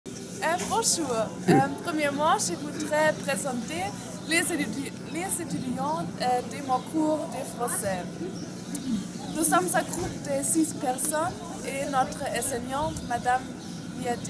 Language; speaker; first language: French; non-native, learner; German